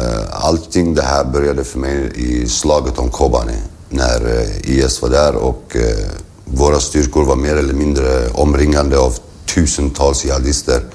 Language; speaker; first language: Swedish; early bilingual, other home language; Kurdish